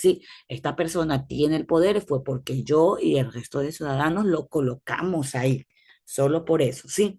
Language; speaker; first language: Spanish; native; Spanish